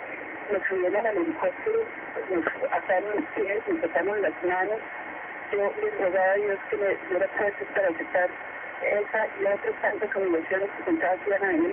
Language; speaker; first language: Spanish; native; Spanish